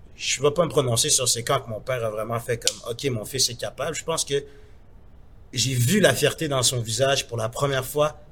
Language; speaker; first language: French; native; French